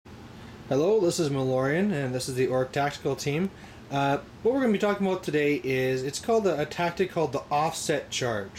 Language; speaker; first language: English; native; English